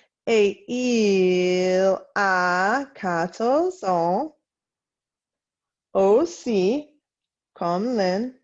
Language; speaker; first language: French; non-native, fluent; English